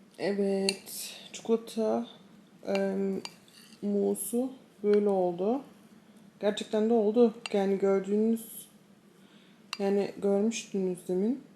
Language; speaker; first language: Turkish; early bilingual, heritage; Turkish